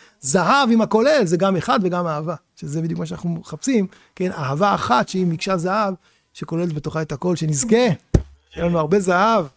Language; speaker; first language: Hebrew; native; Hebrew